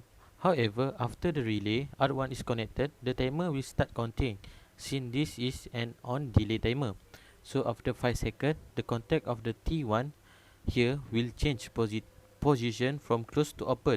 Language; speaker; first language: English; non-native, local second language; Malay